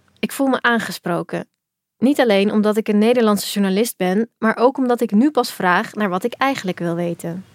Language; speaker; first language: Dutch; native; Dutch